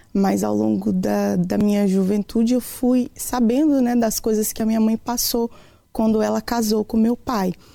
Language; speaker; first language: Portuguese; native; Portuguese